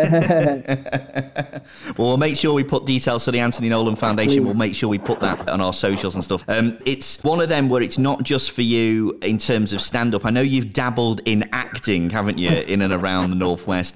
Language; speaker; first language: English; native; English